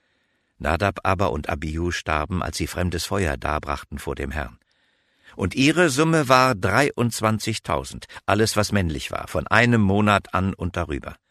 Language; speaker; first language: German; native; German